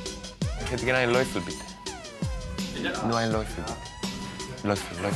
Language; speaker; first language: German; non-native, fluent; Croatian